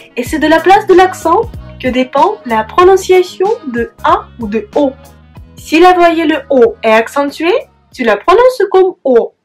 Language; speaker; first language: French; non-native, fluent; Russian